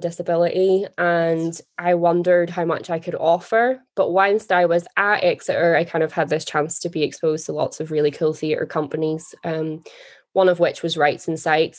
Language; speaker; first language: English; native; English